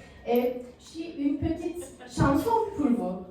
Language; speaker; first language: French; non-native, learner; Turkish